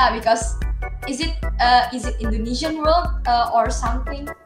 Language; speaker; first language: English; non-native, learner; Indonesian